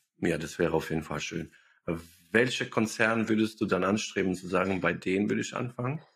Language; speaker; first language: German; non-native, fluent; Bosnian